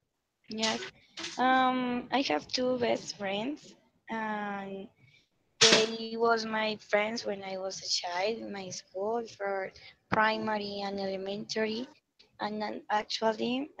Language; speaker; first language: English; non-native, learner; Spanish